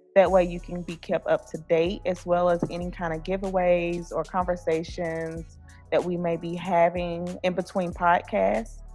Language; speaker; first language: English; native; English